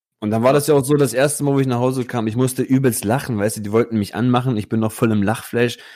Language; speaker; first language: German; early bilingual, other home language; Italian